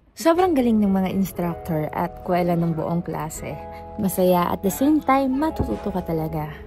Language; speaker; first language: Filipino; native; Filipino